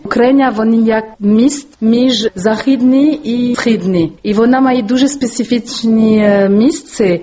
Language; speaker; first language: Ukrainian; non-native, learner; French